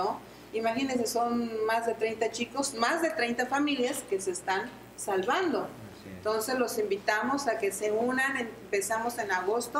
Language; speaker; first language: Spanish; native; Spanish